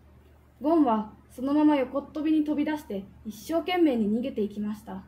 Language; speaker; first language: Japanese; native; Japanese